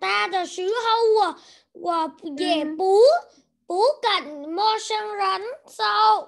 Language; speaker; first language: Chinese; non-native, learner; Vietnamese